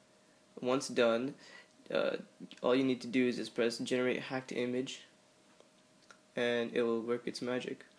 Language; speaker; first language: English; native; English